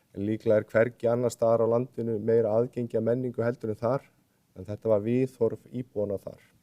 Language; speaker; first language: Icelandic; native; Icelandic